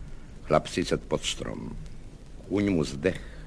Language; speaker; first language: Czech; native; Czech